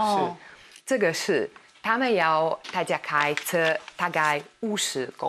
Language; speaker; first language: Chinese; non-native, learner; Hungarian